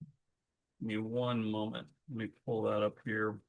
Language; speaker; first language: English; native; English